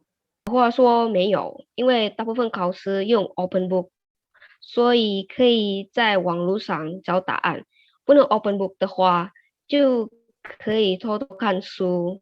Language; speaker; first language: Chinese; early bilingual, heritage; Chinese